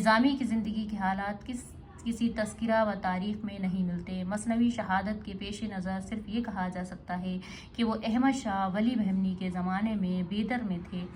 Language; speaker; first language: Urdu; native; Urdu